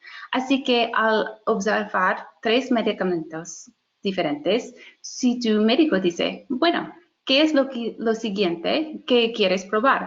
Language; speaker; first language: Spanish; non-native, fluent; English